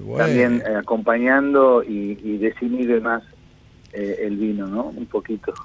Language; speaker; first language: Spanish; native; Spanish